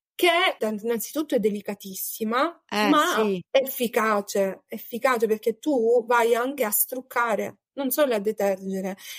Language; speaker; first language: Italian; native; Italian